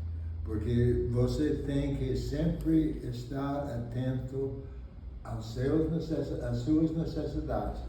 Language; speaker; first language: Portuguese; non-native, fluent; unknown